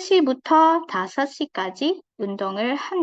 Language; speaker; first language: Korean; non-native, fluent; Indonesian